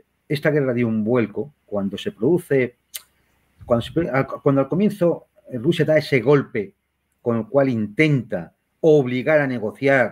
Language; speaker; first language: Spanish; native; Spanish